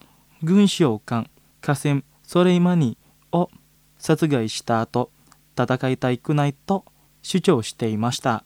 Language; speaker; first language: Japanese; non-native, fluent; Indonesian